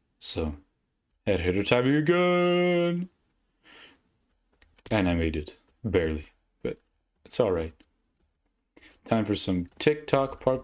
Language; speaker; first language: English; native; English